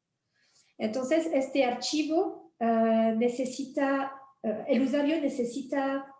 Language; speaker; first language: Spanish; non-native, fluent; French